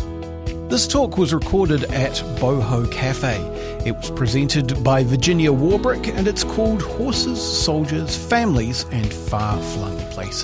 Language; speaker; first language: English; native; English